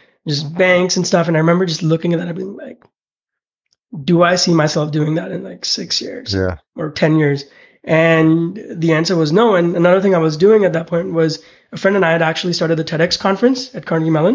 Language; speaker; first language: English; non-native, local second language; Hindi